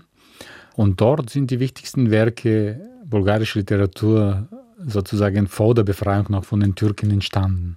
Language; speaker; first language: German; non-native, fluent; Bulgarian